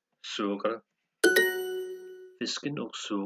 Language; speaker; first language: Danish; non-native, learner; English